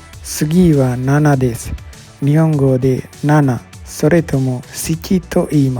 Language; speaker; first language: Japanese; non-native, fluent; Sinhala